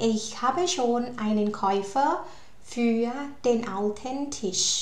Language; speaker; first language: German; non-native, learner; Thai